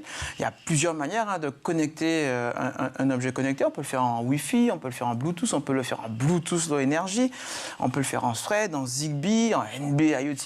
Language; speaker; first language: French; native; French